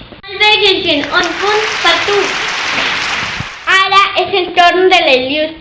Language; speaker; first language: Catalan; non-native, learner; Spanish